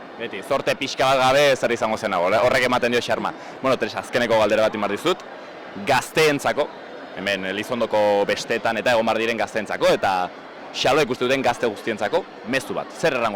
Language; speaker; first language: Basque; native; Basque